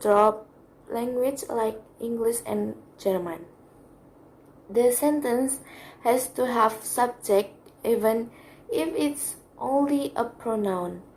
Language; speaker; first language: English; non-native, learner; Indonesian